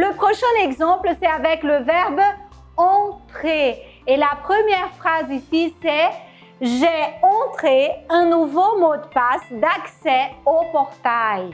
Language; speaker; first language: French; non-native, fluent; Portuguese